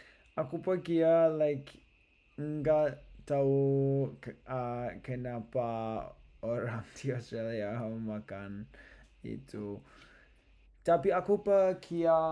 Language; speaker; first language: Indonesian; non-native, learner; English